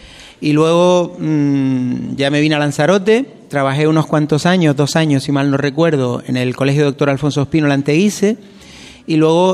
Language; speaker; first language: Spanish; native; Spanish